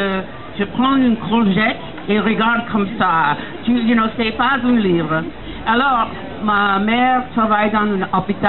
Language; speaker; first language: French; non-native, learner; English